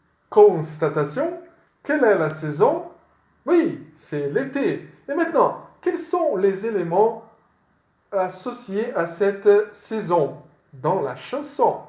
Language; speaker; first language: French; non-native, fluent; Portuguese